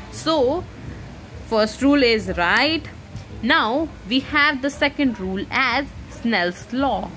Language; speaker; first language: English; non-native, local second language; Hindi